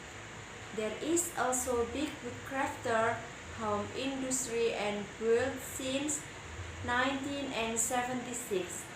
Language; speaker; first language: English; non-native, learner; Indonesian